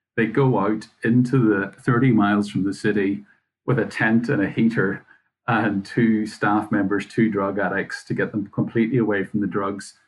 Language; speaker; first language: English; native; English